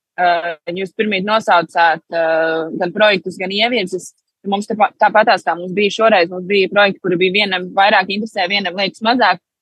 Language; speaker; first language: Latvian; early bilingual, heritage; Latvian